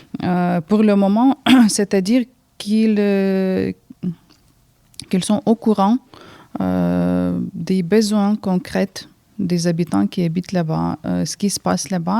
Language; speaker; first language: French; early bilingual, heritage; Ukrainian